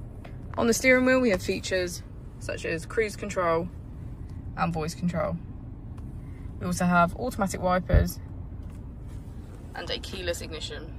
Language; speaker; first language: English; native; English